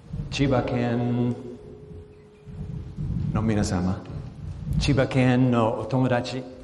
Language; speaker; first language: Japanese; early bilingual, other home language; English